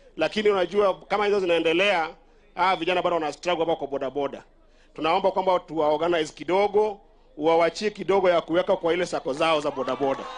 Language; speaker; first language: Swahili; non-native, local second language; Luo (Kenya and Tanzania)